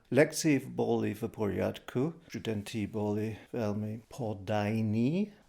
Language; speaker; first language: Slovak; non-native, fluent; English